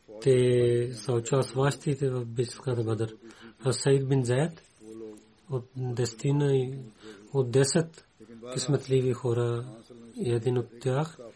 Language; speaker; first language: Bulgarian; non-native, learner; Urdu